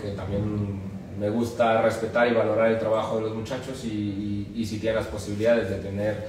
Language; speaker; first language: Spanish; native; Spanish